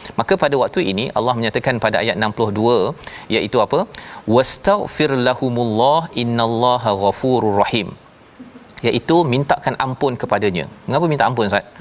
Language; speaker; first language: Malay; native; Malay